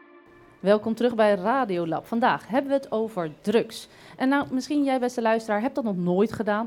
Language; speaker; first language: Dutch; native; Dutch